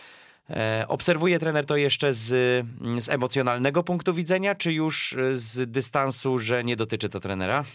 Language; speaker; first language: Polish; native; Polish